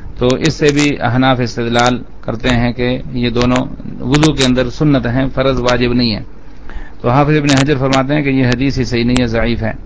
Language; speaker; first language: Urdu; non-native, local second language; Pashto